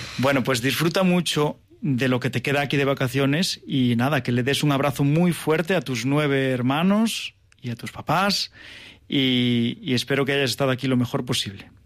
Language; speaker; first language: Spanish; native; Spanish